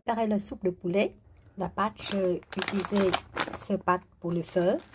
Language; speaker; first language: French; non-native, learner; Vietnamese